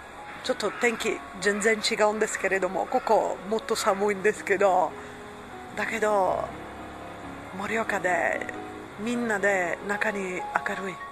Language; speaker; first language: Japanese; non-native, learner; Italian